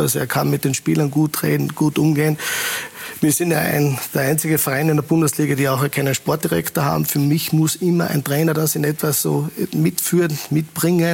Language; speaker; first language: German; native; German